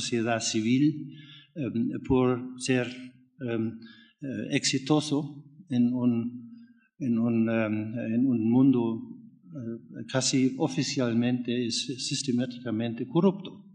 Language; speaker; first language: Spanish; non-native, learner; German